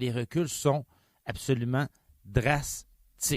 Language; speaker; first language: French; native; French